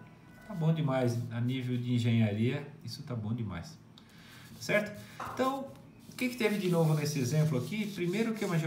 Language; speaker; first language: Portuguese; native; Portuguese